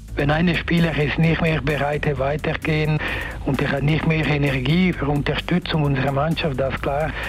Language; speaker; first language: German; non-native, learner; Italian